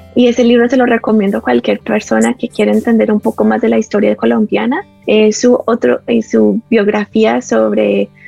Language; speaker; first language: Spanish; native; Spanish